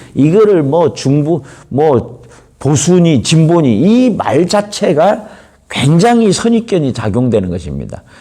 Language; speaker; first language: Korean; native; Korean